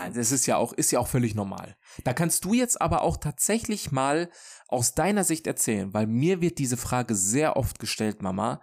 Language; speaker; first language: German; native; German